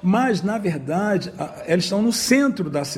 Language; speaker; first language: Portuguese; native; Portuguese